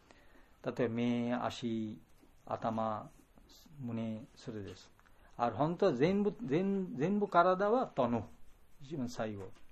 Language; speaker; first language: Japanese; non-native, fluent; Bangla